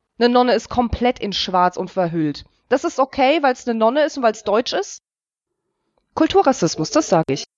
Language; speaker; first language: German; early bilingual, other home language; Russian